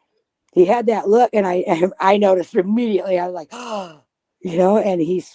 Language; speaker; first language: English; native; English